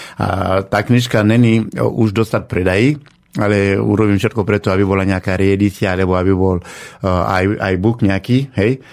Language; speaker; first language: Slovak; non-native, fluent; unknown